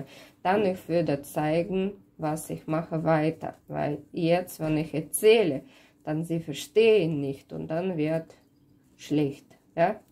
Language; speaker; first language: German; non-native, fluent; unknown